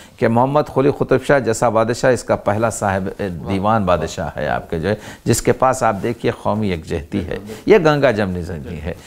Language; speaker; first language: Hindi; native; Hindi